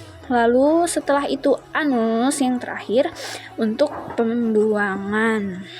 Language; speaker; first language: Indonesian; native; Indonesian